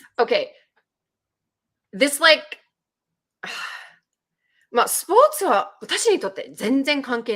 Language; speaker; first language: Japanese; early bilingual, heritage; Japanese